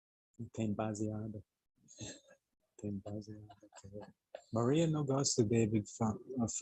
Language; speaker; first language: Portuguese; non-native, learner; English